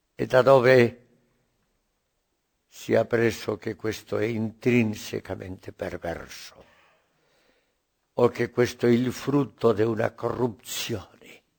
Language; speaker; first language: Italian; non-native, learner; Spanish